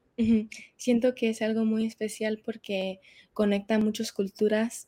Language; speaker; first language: Spanish; early bilingual, heritage; Spanish